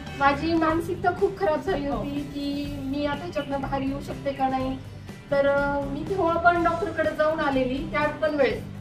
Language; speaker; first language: Marathi; native; Marathi